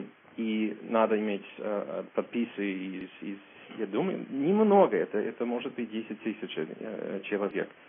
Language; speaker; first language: Russian; non-native, learner; English